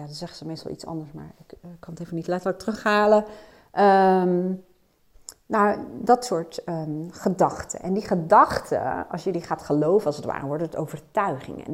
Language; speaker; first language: Dutch; native; Dutch